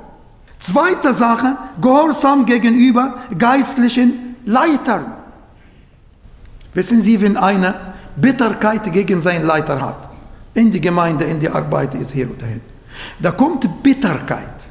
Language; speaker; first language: German; non-native, fluent; Arabic